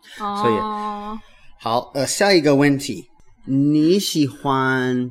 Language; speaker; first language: Chinese; non-native, learner; English